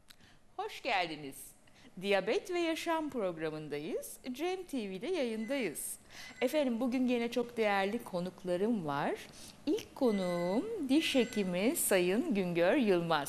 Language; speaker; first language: Turkish; native; Turkish